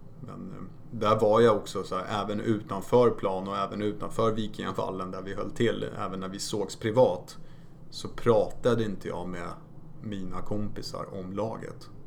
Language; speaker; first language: Swedish; early bilingual, other home language; Polish